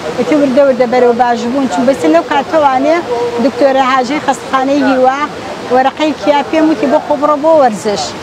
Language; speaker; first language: Central Kurdish; native; Central Kurdish